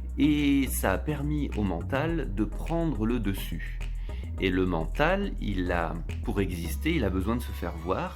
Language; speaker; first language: French; native; French